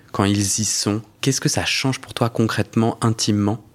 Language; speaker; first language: French; native; French